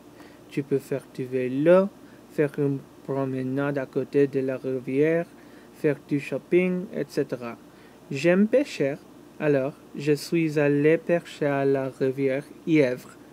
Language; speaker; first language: French; non-native, learner; English